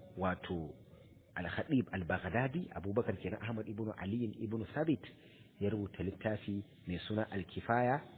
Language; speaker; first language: Hausa; native; Hausa